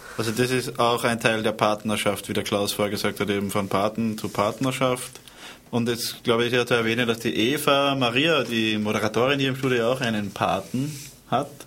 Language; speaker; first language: German; native; German